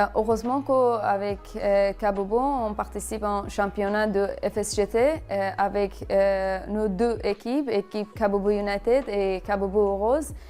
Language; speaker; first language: French; non-native, fluent; Persian